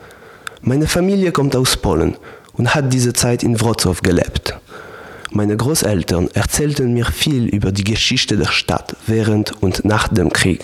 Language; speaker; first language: German; non-native, learner; Polish